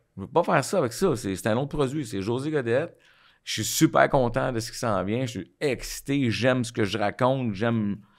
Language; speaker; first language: French; native; French